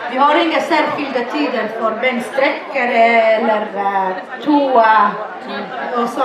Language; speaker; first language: Swedish; non-native, fluent; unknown